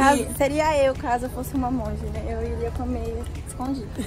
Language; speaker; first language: Portuguese; native; Portuguese